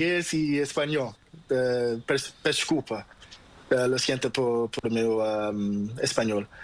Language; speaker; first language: Spanish; non-native, learner; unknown